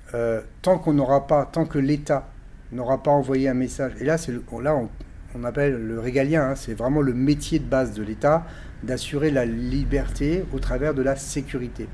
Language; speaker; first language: French; native; French